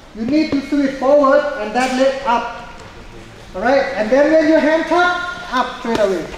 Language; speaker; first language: English; non-native, learner; Thai